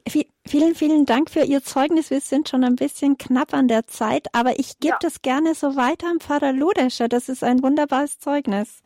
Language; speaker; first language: German; native; German